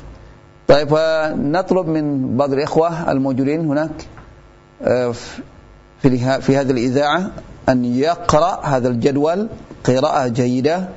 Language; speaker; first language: Arabic; non-native, fluent; Indonesian